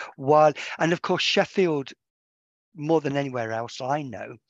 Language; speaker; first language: English; native; English